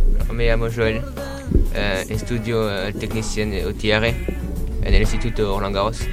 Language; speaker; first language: Spanish; non-native, learner; French